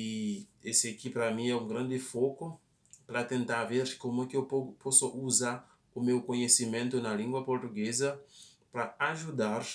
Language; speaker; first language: Portuguese; non-native, fluent; Haitian Creole